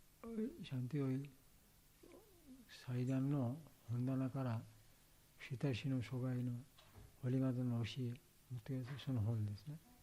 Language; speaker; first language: Japanese; non-native, learner; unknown